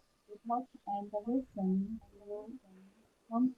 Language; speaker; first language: English; non-native, learner; Chinese